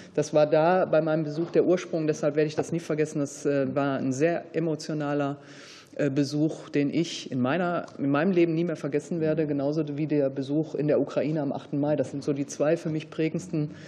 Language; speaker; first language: German; native; German